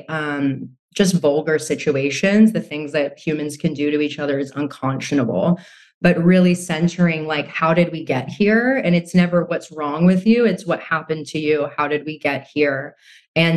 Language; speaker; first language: English; native; English